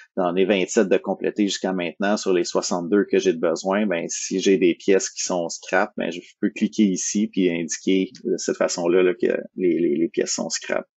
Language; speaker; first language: French; native; French